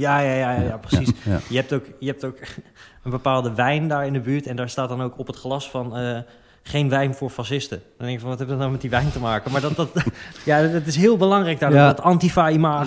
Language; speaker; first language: Dutch; native; Dutch